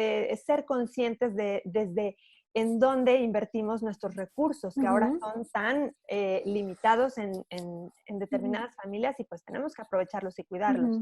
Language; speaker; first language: Spanish; native; Spanish